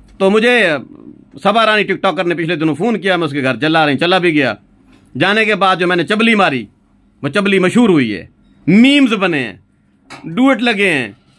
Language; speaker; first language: Urdu; non-native, local second language; Saraiki